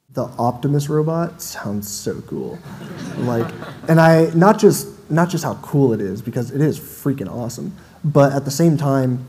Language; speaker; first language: English; native; English